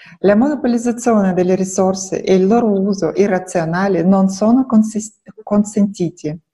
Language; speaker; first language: Italian; non-native, fluent; Russian